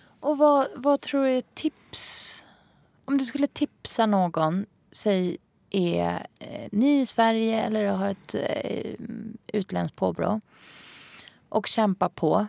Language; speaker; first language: Swedish; early bilingual, other home language; Arabic